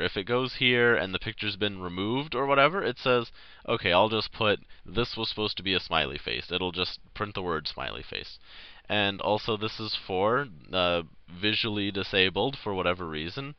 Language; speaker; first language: English; native; English